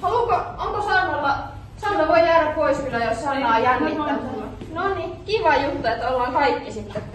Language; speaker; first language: Finnish; native; Finnish